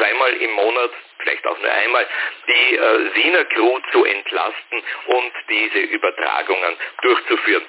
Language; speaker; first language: German; native; German